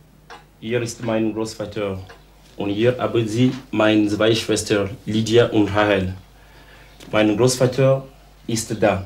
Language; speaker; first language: German; non-native, learner; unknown